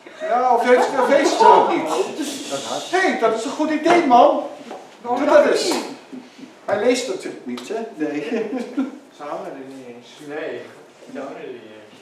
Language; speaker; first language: Dutch; native; Dutch